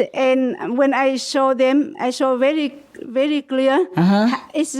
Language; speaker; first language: English; non-native, learner; Vietnamese